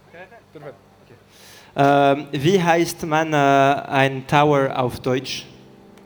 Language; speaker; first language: German; non-native, learner; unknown